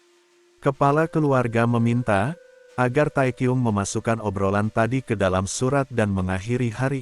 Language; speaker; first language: Indonesian; native; Indonesian